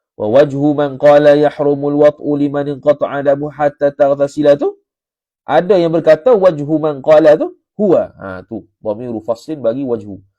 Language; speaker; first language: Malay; native; Malay